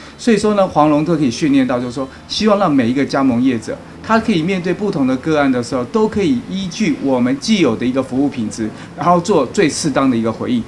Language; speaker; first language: Chinese; native; Chinese